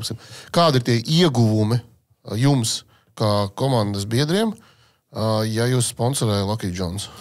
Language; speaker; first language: Latvian; native; Latvian